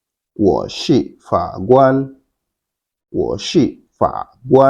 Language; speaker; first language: Chinese; non-native, fluent; Wolof